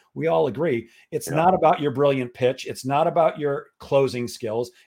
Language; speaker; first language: English; native; English